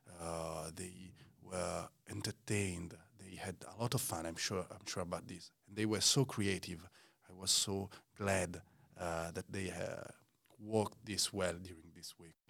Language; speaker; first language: English; non-native, fluent; Italian